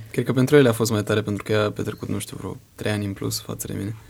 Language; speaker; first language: Romanian; early bilingual, heritage; Romanian